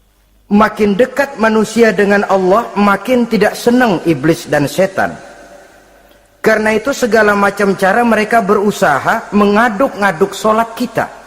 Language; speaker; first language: Indonesian; native; Indonesian